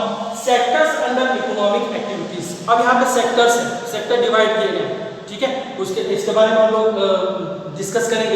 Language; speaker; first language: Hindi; native; Hindi